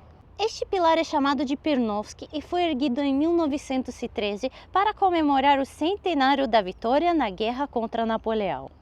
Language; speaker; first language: Portuguese; non-native, fluent; Russian